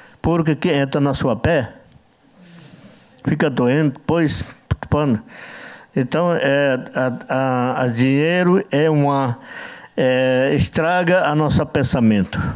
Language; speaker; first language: Portuguese; non-native, learner; Yanomámi